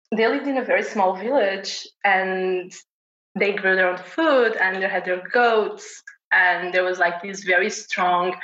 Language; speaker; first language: English; non-native, fluent; Portuguese